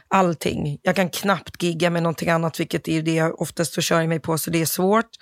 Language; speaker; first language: Swedish; early bilingual, other home language; English